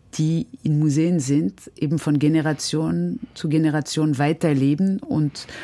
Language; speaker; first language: German; non-native, fluent; French